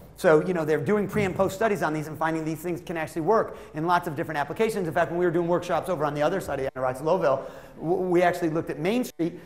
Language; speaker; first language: English; native; English